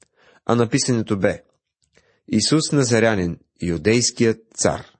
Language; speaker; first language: Bulgarian; native; Bulgarian